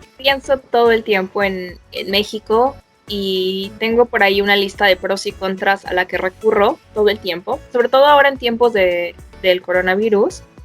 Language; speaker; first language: Spanish; native; Spanish